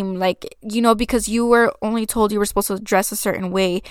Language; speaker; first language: English; early bilingual, other home language; Spanish